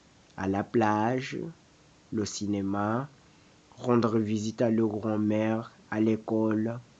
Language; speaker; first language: French; non-native, fluent; Portuguese